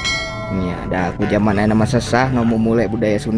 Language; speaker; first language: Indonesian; non-native, local second language; Sundanese